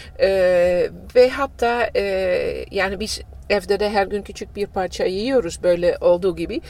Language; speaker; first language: Turkish; non-native, fluent; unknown